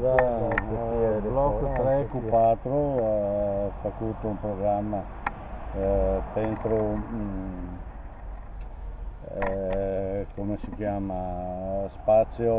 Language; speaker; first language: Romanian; non-native, learner; Italian